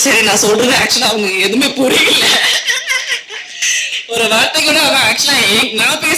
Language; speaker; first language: Tamil; non-native, learner; Malayalam